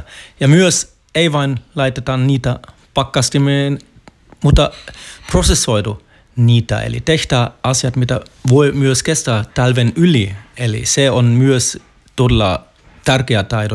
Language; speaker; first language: Finnish; non-native, fluent; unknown